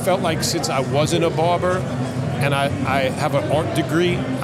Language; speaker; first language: English; native; English